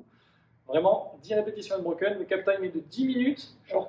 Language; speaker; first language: French; native; French